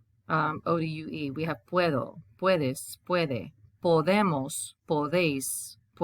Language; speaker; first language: Spanish; non-native, fluent; English